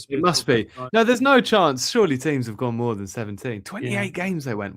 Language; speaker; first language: English; native; English